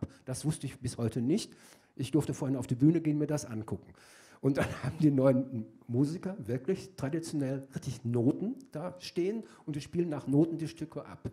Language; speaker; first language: German; native; German